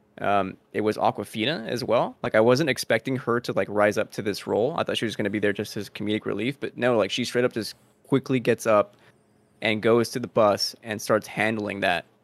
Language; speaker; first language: English; early bilingual, other home language; Spanish